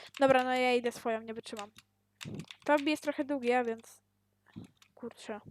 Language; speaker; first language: Polish; native; Polish